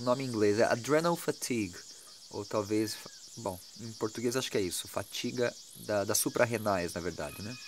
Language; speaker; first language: Portuguese; native; Portuguese